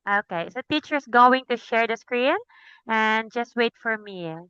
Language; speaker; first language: English; non-native, fluent; Cebuano